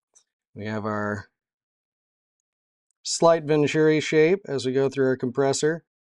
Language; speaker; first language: English; native; English